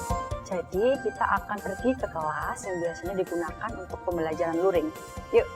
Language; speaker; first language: Indonesian; native; Indonesian